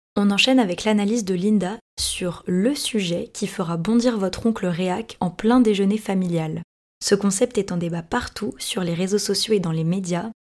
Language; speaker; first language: French; native; French